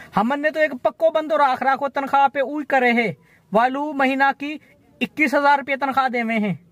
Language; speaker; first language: Hindi; native; Hindi